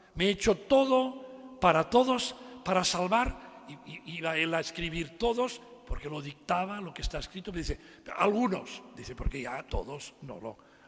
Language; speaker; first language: Spanish; non-native, local second language; Catalan